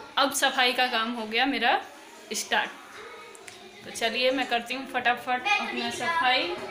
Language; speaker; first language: Hindi; native; Hindi